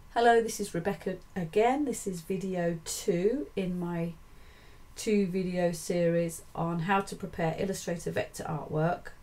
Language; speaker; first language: English; native; English